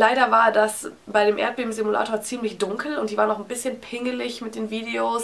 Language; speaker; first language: German; native; German